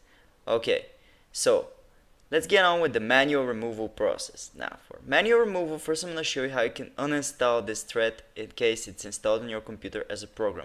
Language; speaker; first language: English; non-native, fluent; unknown